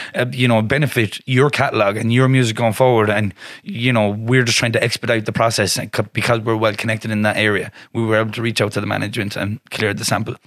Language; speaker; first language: English; native; English